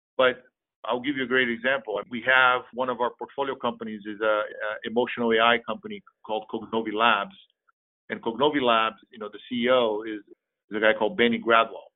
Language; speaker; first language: English; non-native, fluent; Portuguese